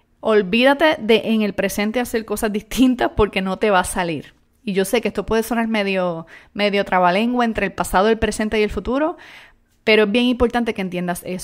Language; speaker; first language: Spanish; native; Spanish